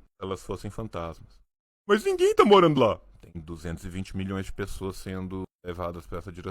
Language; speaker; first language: Portuguese; native; Portuguese